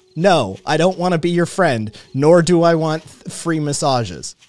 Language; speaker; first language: English; native; English